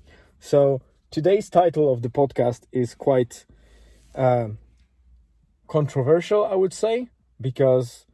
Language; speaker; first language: English; non-native, fluent; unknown